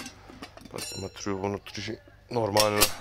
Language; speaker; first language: Russian; non-native, learner; Turkish